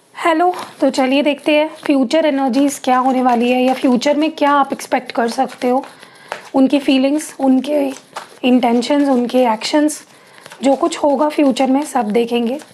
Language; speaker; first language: Hindi; non-native, local second language; Marathi